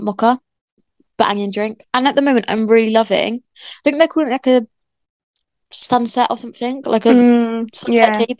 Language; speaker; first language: English; native; English